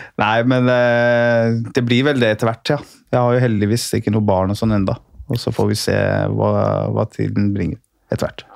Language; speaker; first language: Norwegian; early bilingual, other home language; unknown